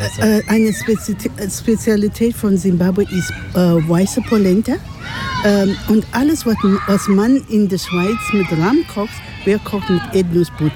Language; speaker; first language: German; non-native, fluent; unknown